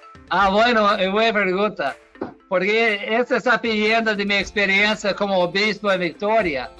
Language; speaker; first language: Spanish; non-native, fluent; English